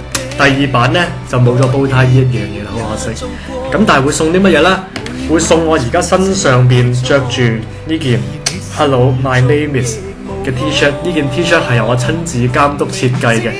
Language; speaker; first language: Cantonese; native; Cantonese